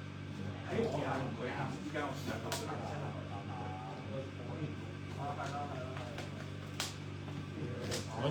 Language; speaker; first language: Cantonese; native; Cantonese